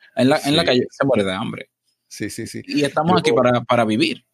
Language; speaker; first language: Spanish; native; Spanish